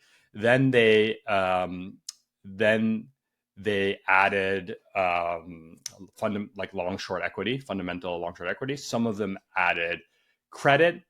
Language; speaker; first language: English; native; English